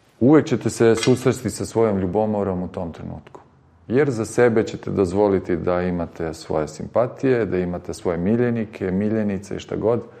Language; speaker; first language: Serbian; native; Serbian